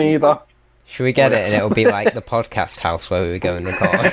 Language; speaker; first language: English; native; English